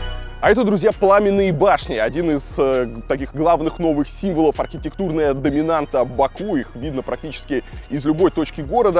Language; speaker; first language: Russian; native; Russian